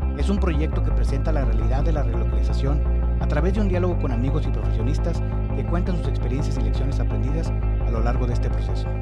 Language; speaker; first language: Spanish; native; Spanish